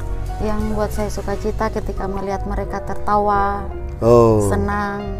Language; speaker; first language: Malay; non-native, local second language; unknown